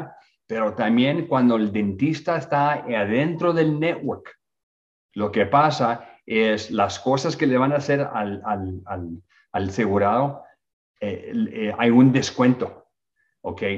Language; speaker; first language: Spanish; early bilingual, other home language; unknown